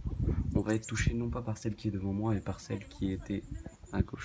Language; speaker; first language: French; native; French